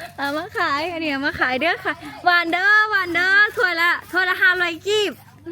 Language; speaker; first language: Thai; non-native, local second language; Lao